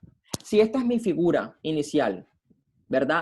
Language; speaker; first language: Spanish; native; Spanish